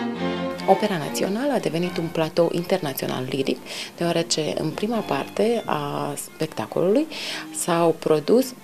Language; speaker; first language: Romanian; native; Romanian